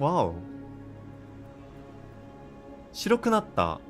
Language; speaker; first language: Japanese; non-native, fluent; Korean